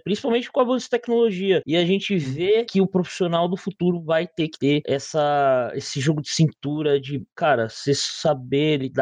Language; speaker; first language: Portuguese; native; Portuguese